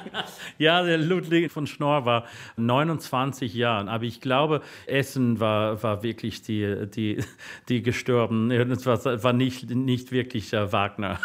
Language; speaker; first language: German; non-native, fluent; English